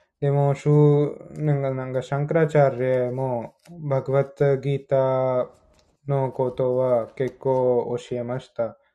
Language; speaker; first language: Japanese; non-native, learner; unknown